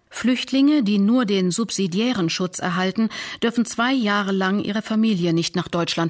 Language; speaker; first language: German; native; German